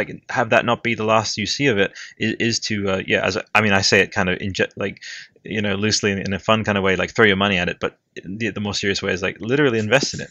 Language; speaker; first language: English; early bilingual, other home language; Italian